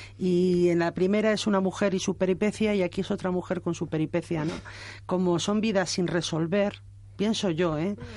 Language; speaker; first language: Spanish; native; Spanish